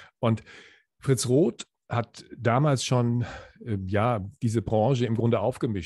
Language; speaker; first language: German; native; German